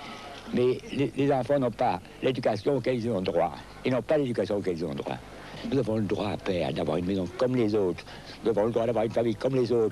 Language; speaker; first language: French; native; French